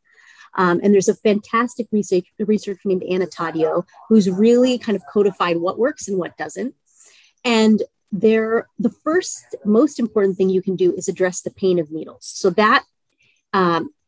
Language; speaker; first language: English; native; English